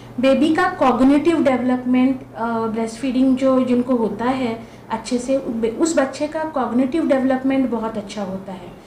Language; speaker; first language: Hindi; non-native, local second language; Marathi